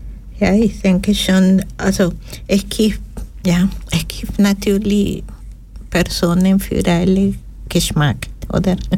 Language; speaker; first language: German; non-native, fluent; Spanish